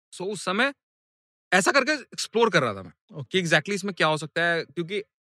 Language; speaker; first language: Hindi; native; Hindi